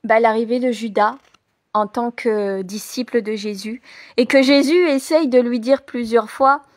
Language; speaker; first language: French; native; French